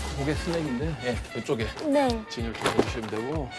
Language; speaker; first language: Korean; native; Korean